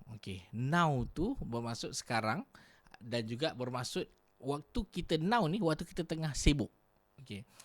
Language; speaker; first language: Malay; native; Malay